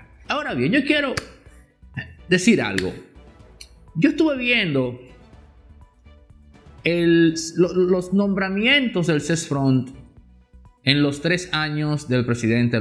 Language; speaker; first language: Spanish; native; Spanish